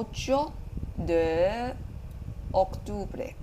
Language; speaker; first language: Spanish; non-native, learner; Chinese